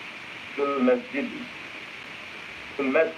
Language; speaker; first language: Arabic; non-native, learner; English